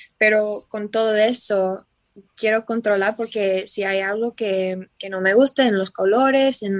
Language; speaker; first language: Spanish; non-native, learner; English